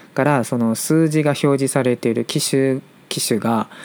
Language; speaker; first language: Japanese; non-native, fluent; Chinese